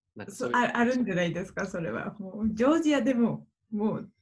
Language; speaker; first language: Japanese; non-native, fluent; Georgian